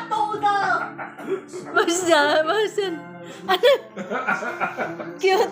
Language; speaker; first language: German; non-native, learner; Filipino